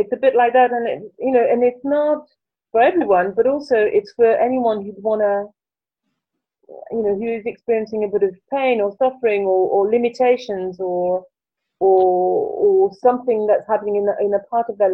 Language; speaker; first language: English; non-native, fluent; French